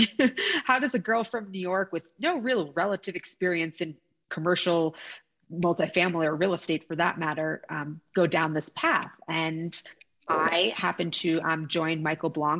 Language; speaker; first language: English; native; English